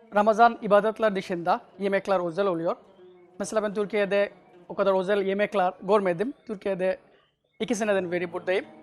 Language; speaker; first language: Turkish; non-native, learner; Bangla